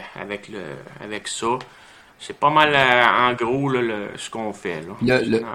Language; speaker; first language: French; native; French